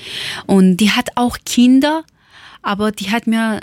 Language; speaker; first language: German; non-native, learner; Persian